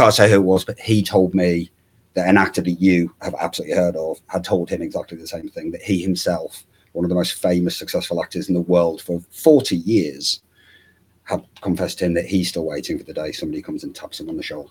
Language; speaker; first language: English; native; English